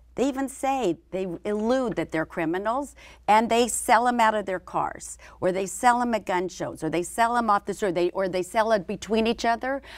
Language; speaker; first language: English; native; English